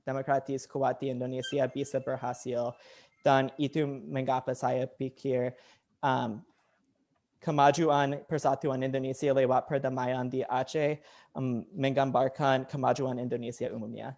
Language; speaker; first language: Indonesian; non-native, learner; English